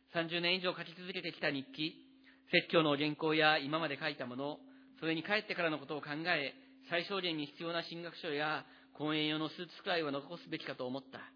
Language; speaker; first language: Japanese; native; Japanese